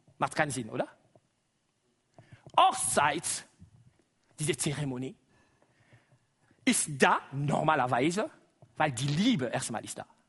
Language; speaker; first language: German; non-native, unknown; Lingala